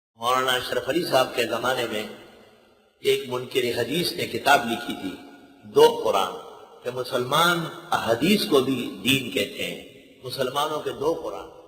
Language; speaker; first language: Urdu; non-native, local second language; Pashto